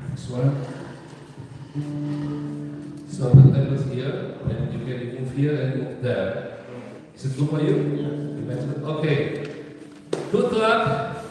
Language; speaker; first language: English; non-native, learner; Indonesian